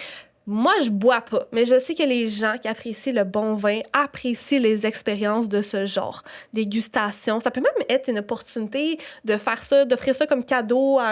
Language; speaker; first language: French; native; French